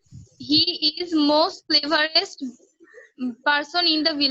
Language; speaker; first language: English; non-native, learner; Bangla